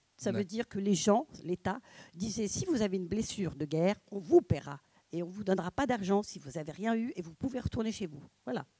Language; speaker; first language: French; native; French